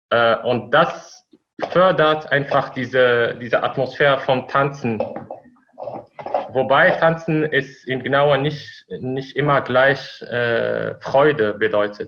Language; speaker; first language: German; non-native, fluent; Arabic